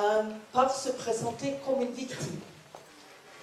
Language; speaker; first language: French; non-native, learner; Norwegian